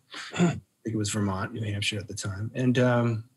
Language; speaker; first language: English; native; English